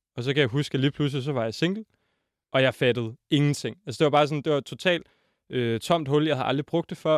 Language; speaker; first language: Danish; native; Danish